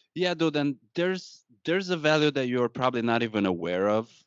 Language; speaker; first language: English; non-native, fluent; Romanian